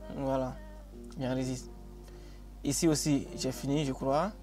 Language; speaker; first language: French; non-native, local second language; Akan